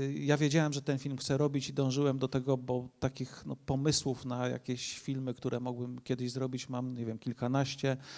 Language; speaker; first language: Polish; native; Polish